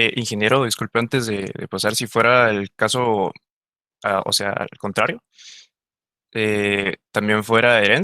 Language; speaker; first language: Spanish; native; Spanish